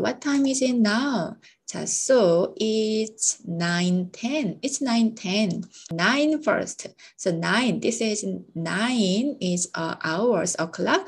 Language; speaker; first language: English; non-native, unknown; Korean